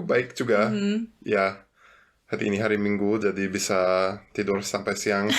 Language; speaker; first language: Indonesian; non-native, fluent; German